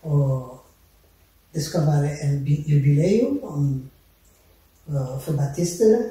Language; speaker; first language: Norwegian; non-native, fluent; Rundi